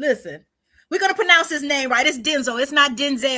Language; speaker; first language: English; native; English